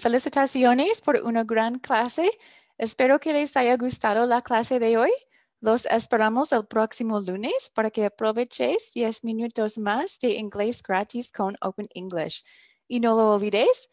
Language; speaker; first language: Spanish; non-native, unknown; English